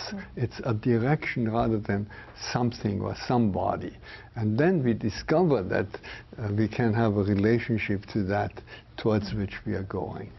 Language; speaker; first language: English; non-native, fluent; German